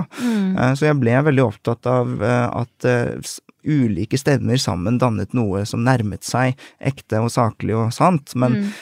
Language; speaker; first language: Norwegian; early bilingual, other home language; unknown